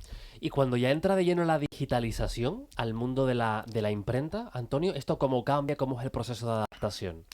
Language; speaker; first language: Spanish; native; Spanish